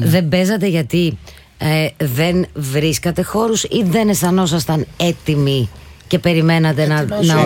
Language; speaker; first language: Greek; native; Greek